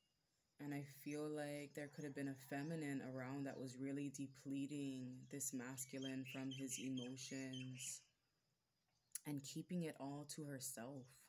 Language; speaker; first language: English; native; English